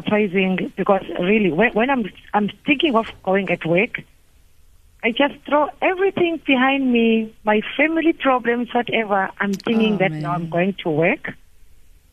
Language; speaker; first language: English; non-native, local second language; Zulu